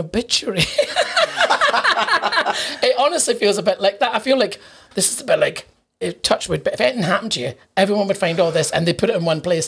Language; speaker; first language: English; native; English